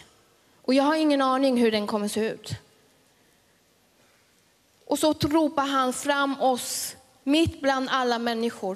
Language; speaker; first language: Swedish; early bilingual, other home language; Spanish